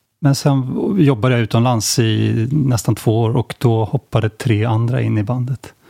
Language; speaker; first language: Swedish; native; Swedish